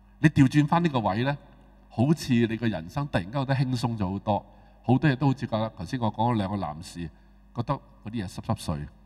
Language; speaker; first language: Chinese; non-native, local second language; Cantonese